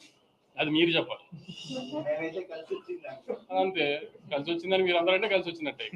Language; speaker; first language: Telugu; native; Telugu